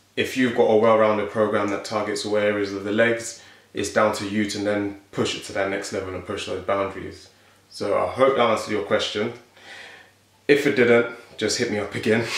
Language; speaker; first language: English; native; English